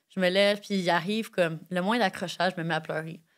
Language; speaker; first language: French; native; French